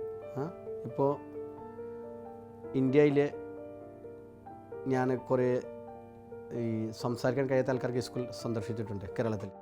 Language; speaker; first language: Malayalam; non-native, local second language; Assamese